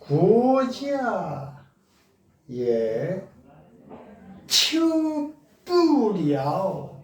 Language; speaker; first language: Chinese; non-native, learner; Korean